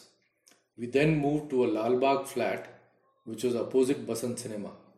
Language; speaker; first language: English; non-native, local second language; Hindi